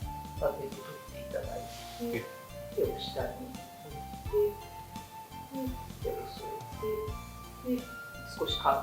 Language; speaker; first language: Japanese; native; Japanese